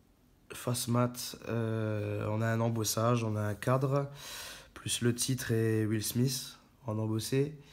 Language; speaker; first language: French; native; French